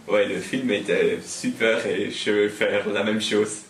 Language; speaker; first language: French; non-native, learner; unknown